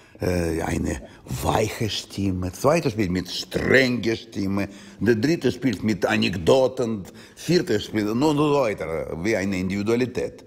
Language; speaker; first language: German; non-native, learner; Russian